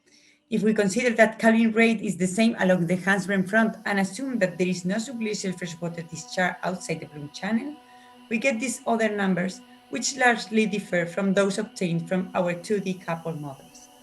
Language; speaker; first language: English; non-native, fluent; Spanish